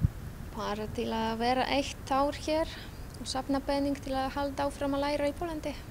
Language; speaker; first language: Icelandic; non-native, fluent; Polish